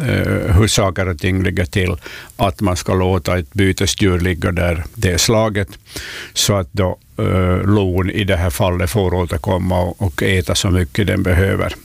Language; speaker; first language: Swedish; native; Swedish